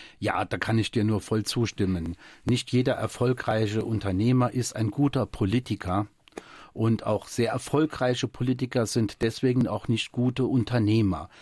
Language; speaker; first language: German; early bilingual, other home language; Italian